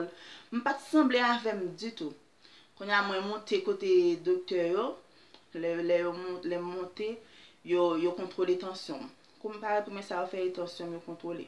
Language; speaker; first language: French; non-native, learner; Haitian Creole